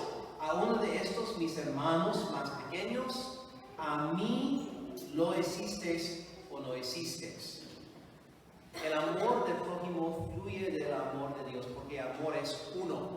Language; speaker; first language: Spanish; non-native, fluent; English